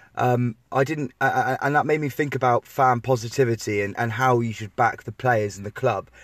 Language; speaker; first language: English; native; English